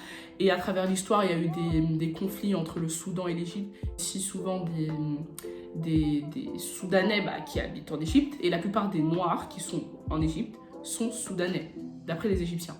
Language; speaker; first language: French; native; French